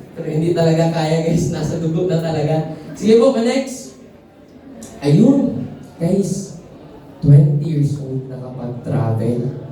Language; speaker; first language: Filipino; non-native, local second language; Cebuano